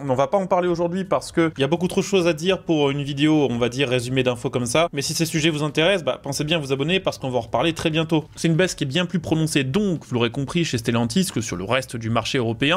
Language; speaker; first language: French; native; French